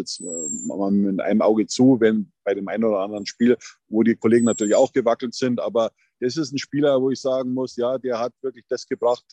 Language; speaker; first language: German; native; German